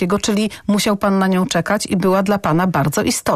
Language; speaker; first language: Polish; native; Polish